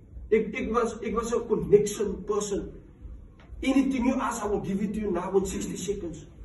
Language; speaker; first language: English; non-native, local second language; Afrikaans